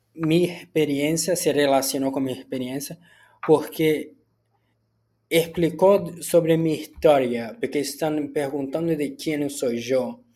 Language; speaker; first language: Spanish; early bilingual, other home language; Portuguese